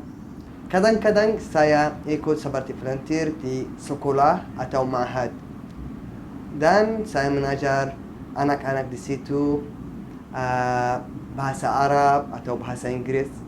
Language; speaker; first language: Indonesian; non-native, fluent; Arabic